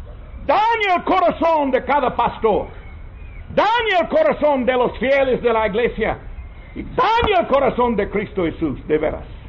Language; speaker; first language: Spanish; non-native, fluent; English